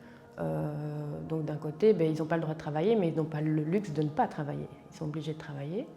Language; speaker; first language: French; native; French